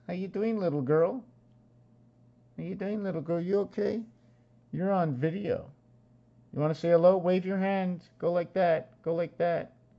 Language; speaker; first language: English; native; English